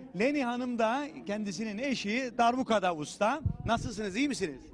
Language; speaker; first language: Turkish; native; Turkish